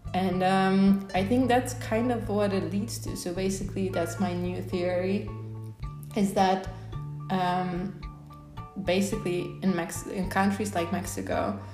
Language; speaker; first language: English; non-native, fluent; Polish